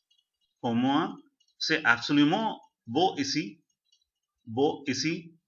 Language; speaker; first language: French; non-native, fluent; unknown